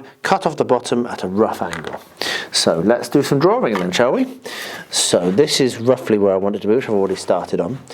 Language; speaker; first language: English; native; English